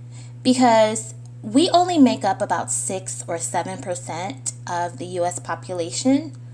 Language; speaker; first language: English; native; English